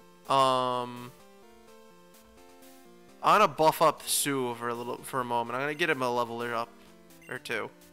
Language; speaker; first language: English; native; English